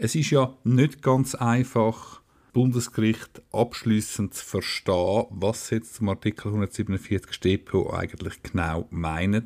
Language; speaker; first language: German; native; German